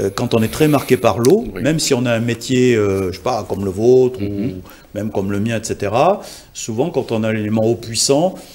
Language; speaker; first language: French; native; French